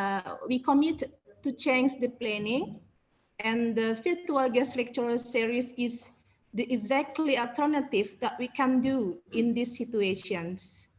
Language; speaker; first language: English; non-native, learner; Indonesian